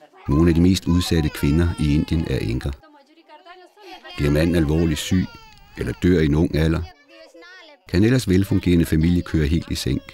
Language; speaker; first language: Danish; native; Danish